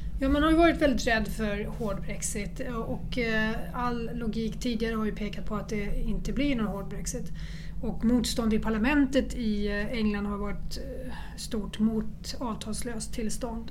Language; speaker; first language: Swedish; native; Swedish